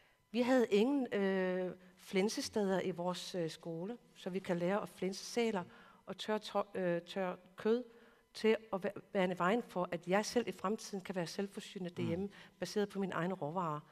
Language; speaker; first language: Danish; non-native, local second language; Kalaallisut